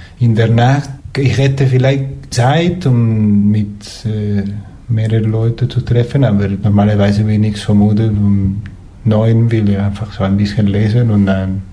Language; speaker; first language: German; non-native, fluent; Spanish